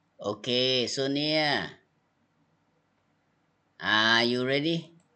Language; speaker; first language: English; non-native, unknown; Thai